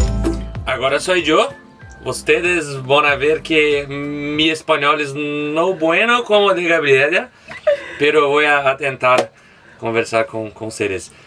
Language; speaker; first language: Spanish; non-native, learner; Portuguese